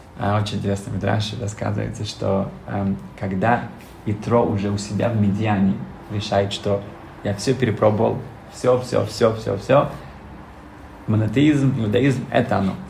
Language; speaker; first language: Russian; early bilingual, heritage; Russian